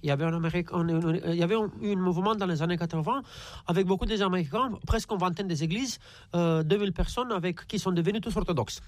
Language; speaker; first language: French; non-native, fluent; Romanian